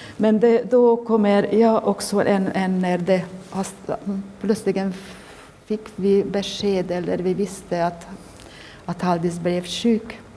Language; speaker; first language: Swedish; non-native, fluent; Hungarian